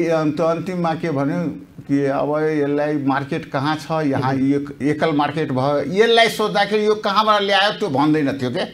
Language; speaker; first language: Nepali; non-native, local second language; Maithili